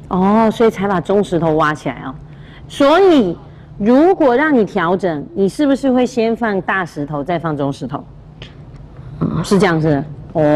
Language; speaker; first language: Chinese; native; Chinese